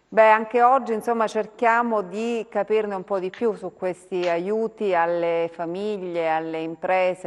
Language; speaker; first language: Italian; native; Italian